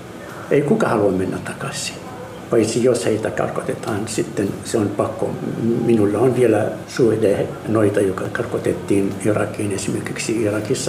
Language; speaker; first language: Finnish; non-native, fluent; Arabic